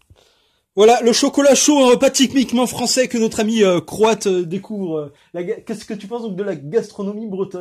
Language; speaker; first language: French; native; French